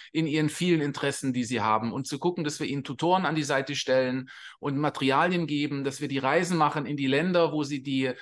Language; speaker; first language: German; native; German